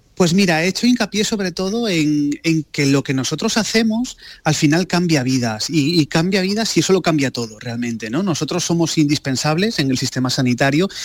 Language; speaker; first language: Spanish; native; Spanish